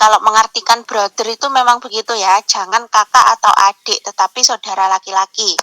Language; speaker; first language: Indonesian; native; Indonesian